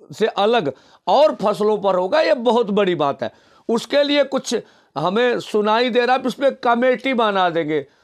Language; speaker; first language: Hindi; non-native, local second language; Punjabi